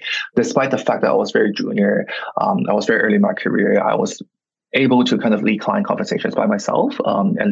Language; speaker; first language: English; non-native, local second language; Cantonese